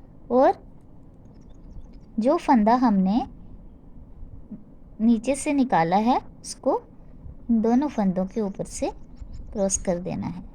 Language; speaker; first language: Hindi; non-native, local second language; Punjabi